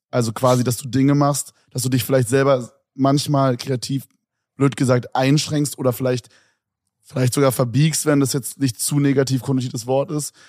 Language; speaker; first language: German; native; German